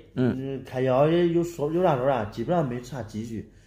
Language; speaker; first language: Chinese; native; Chinese